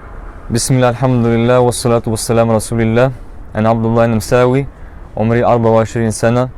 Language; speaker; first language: Arabic; non-native, learner; German